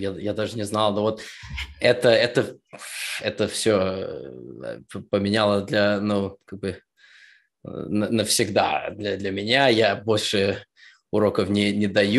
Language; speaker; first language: Russian; early bilingual, heritage; Russian